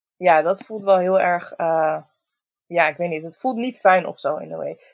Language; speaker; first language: Dutch; native; Dutch